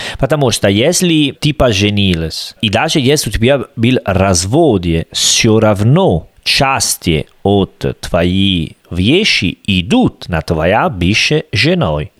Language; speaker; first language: Russian; non-native, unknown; Italian